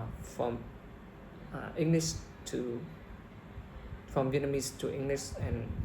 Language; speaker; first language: English; non-native, learner; Vietnamese